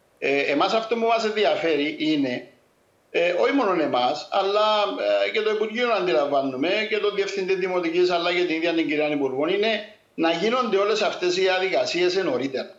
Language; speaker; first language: Greek; native; Greek